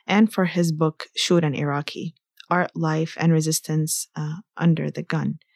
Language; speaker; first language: English; early bilingual, other home language; Arabic